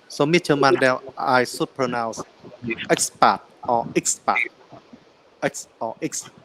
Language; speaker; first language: English; non-native, learner; Vietnamese